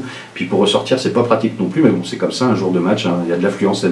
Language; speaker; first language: French; native; French